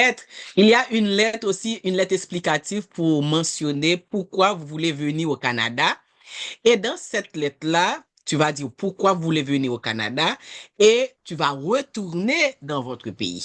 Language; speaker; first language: French; non-native, local second language; Haitian Creole